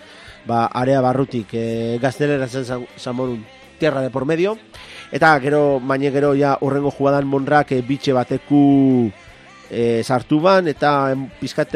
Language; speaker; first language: Basque; native; Basque